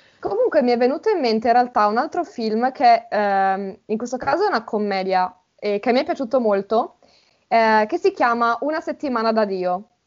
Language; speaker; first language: Italian; native; Italian